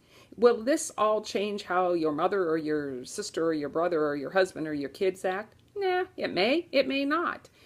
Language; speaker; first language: English; native; English